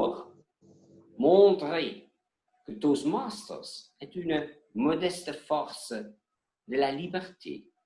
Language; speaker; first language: French; non-native, learner; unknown